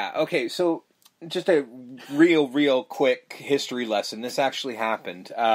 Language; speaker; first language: English; native; English